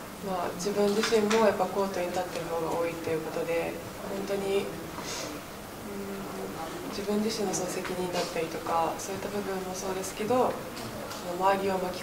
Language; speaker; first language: Japanese; native; Japanese